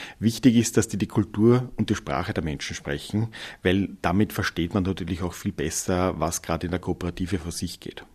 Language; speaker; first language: German; native; German